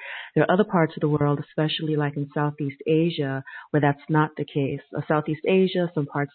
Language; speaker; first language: English; native; English